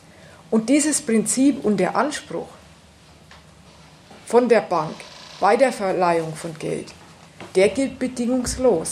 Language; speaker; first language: German; native; German